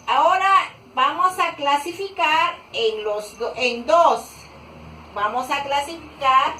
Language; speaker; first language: Spanish; non-native, local second language; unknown